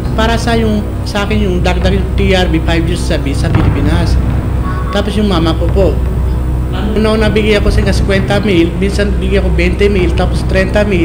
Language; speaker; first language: Filipino; non-native, learner; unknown